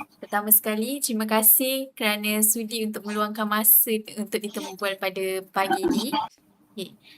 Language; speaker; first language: Malay; native; Malay